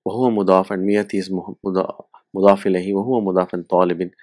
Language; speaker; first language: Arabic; non-native, fluent; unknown